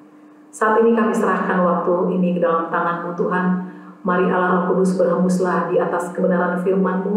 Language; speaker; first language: Indonesian; native; Indonesian